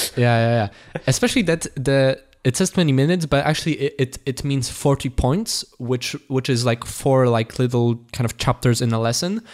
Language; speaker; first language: English; non-native, fluent; Polish